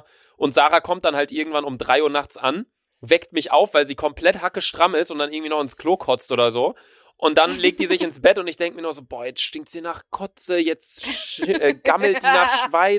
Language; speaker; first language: German; native; German